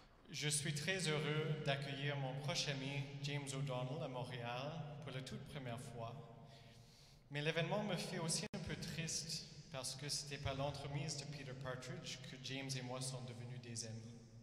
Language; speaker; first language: French; non-native, fluent; English